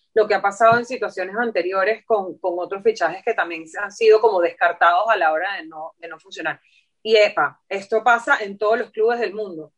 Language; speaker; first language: Spanish; native; Spanish